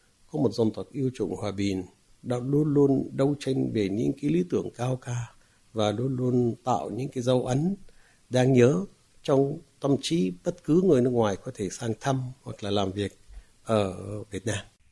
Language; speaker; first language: Vietnamese; non-native, fluent; Arabic